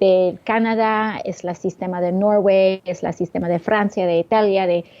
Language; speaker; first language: Spanish; early bilingual, heritage; English